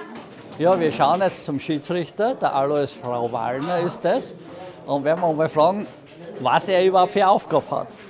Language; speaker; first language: German; native; German